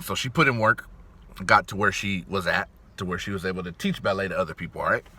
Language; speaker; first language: English; native; English